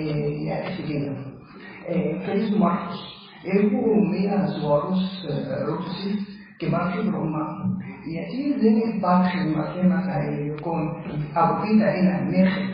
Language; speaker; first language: Greek; non-native, learner; Arabic